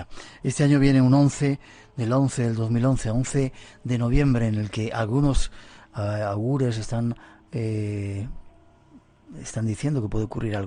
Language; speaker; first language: Spanish; native; Spanish